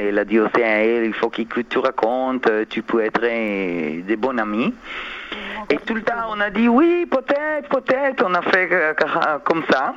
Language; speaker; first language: French; non-native, learner; Hebrew